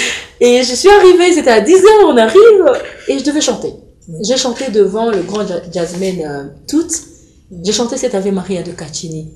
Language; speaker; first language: French; non-native, local second language; Lingala